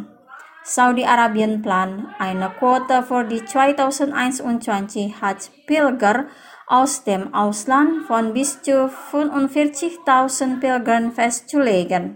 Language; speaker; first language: German; non-native, fluent; Indonesian